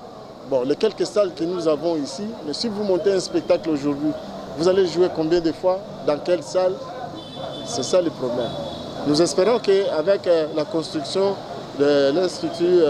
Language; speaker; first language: French; non-native, local second language; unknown